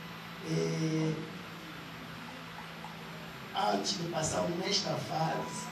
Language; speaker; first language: Portuguese; native; Portuguese